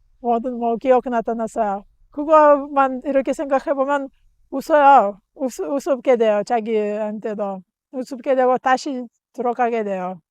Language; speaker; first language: Korean; non-native, learner; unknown